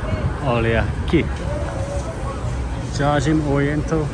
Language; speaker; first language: Portuguese; non-native, learner; English